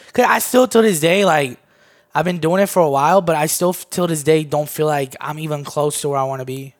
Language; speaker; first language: English; early bilingual, other home language; Armenian